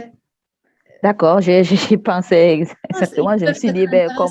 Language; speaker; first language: French; non-native, local second language; Fula